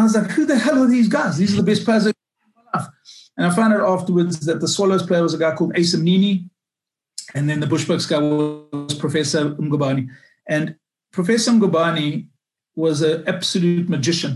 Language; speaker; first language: English; native; English